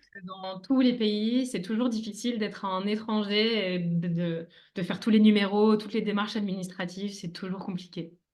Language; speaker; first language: French; native; French